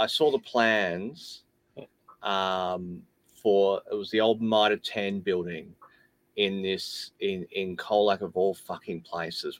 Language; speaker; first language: English; native; English